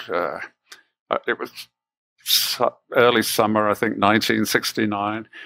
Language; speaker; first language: English; native; English